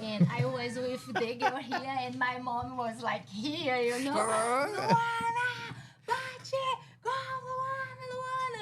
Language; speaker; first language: English; non-native, learner; Portuguese